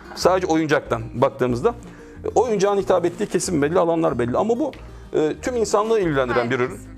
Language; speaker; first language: Turkish; native; Turkish